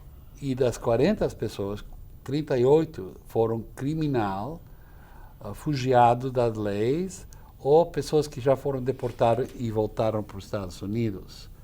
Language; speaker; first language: Portuguese; non-native, fluent; English